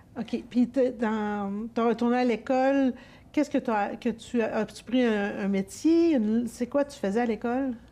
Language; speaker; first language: French; native; French